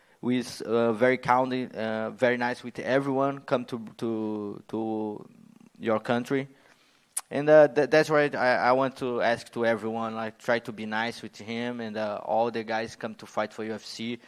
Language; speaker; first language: English; non-native, learner; Portuguese